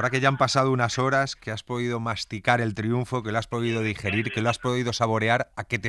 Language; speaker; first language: Spanish; native; Spanish